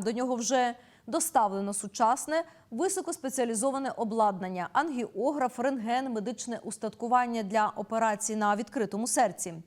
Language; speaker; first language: Ukrainian; native; Ukrainian